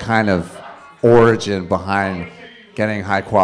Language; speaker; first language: English; native; English